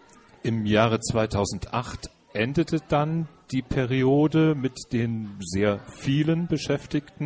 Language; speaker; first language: German; native; German